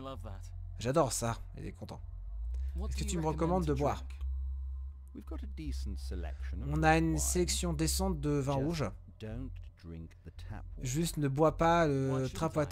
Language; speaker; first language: French; native; French